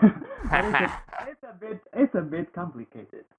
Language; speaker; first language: English; non-native, learner; Chinese